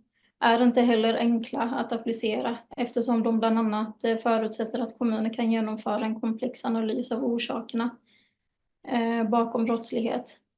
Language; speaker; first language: Swedish; native; Swedish